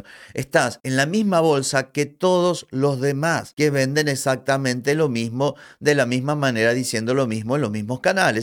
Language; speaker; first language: Spanish; native; Spanish